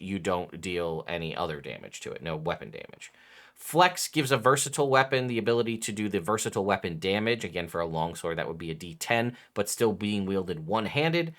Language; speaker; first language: English; native; English